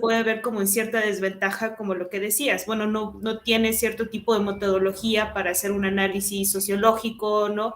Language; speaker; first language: Spanish; native; Spanish